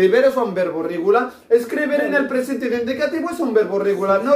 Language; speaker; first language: Spanish; non-native, fluent; Arabic